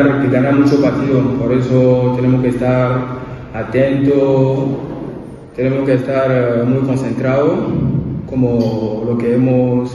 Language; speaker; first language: Spanish; non-native, learner; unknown